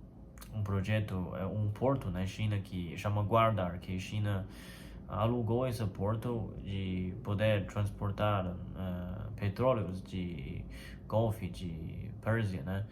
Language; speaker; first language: Portuguese; non-native, fluent; Chinese